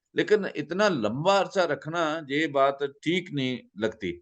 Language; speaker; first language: Hindi; non-native, local second language; Punjabi